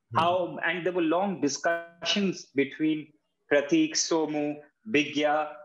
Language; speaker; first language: English; non-native, local second language; Hindi